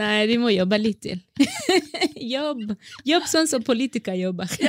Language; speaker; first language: Norwegian; non-native, fluent; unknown